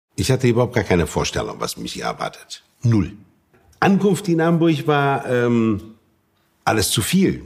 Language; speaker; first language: German; non-native, fluent; Portuguese